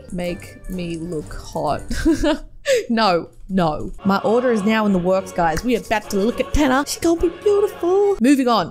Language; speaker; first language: English; native; English